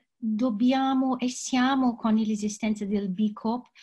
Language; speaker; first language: Italian; non-native, fluent; English